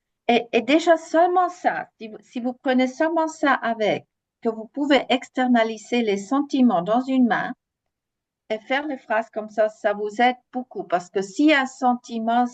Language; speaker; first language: French; non-native, fluent; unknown